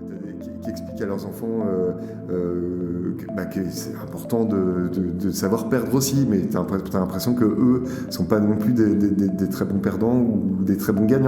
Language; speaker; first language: French; native; French